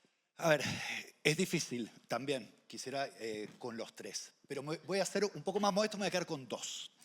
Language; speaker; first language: Spanish; native; Spanish